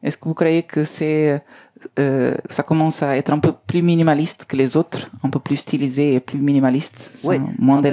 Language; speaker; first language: French; non-native, learner; Spanish